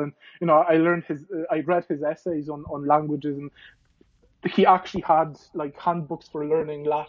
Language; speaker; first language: English; non-native, fluent; Polish